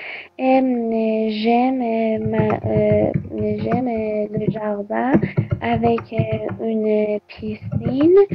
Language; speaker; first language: French; non-native, learner; Persian